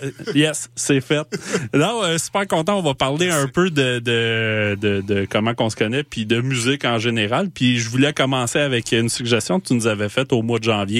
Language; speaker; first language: French; native; French